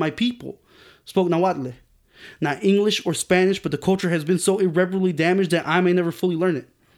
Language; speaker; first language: English; early bilingual, other home language; Spanish